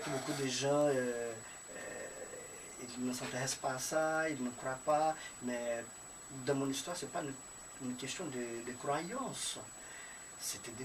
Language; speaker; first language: French; non-native, fluent; Portuguese